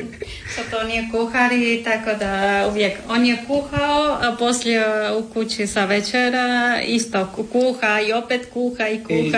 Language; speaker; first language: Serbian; non-native, learner; Spanish